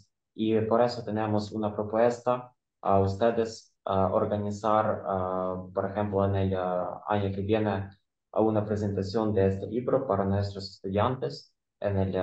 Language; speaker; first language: Spanish; non-native, fluent; Ukrainian